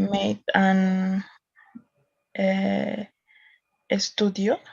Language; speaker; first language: English; non-native, learner; Spanish